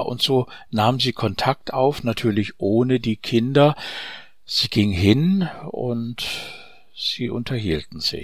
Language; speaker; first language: German; native; German